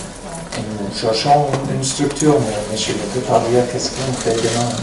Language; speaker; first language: French; non-native, fluent; German